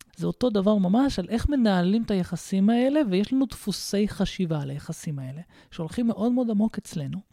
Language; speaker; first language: Hebrew; early bilingual, other home language; Russian